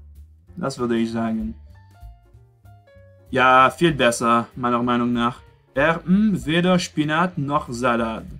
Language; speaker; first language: German; non-native, fluent; French